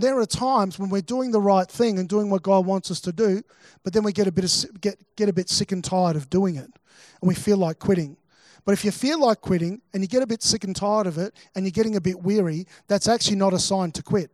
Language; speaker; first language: English; native; English